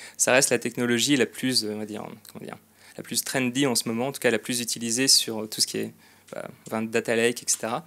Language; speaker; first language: French; native; French